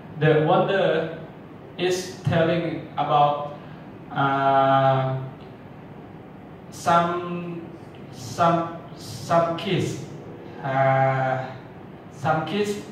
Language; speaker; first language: English; non-native, learner; Thai